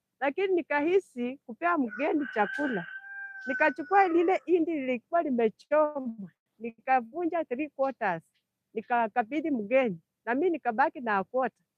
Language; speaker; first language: Swahili; non-native, local second language; Luyia